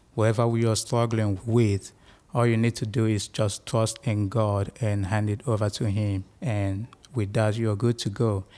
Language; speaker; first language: English; non-native, local second language; Igbo